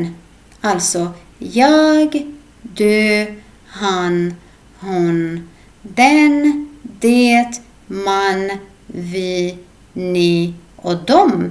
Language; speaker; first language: Swedish; non-native, fluent; Arabic